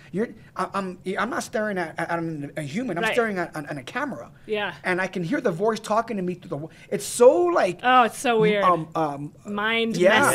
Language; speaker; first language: English; native; English